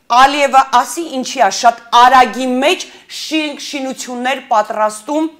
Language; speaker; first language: Armenian; early bilingual, heritage; Armenian